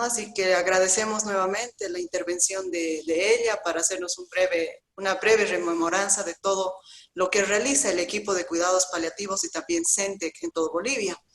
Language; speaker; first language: Spanish; native; Spanish